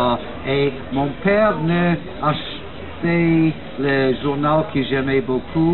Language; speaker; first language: French; non-native, learner; English